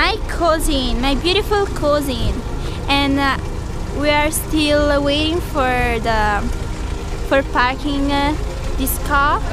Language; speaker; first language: English; non-native, learner; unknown